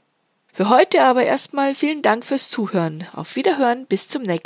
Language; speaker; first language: German; native; German